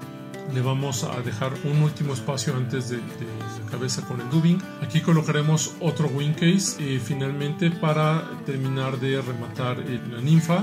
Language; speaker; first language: Spanish; native; Spanish